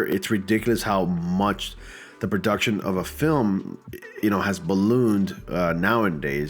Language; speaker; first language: English; native; English